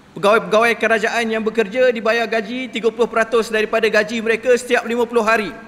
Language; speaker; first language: Malay; native; Malay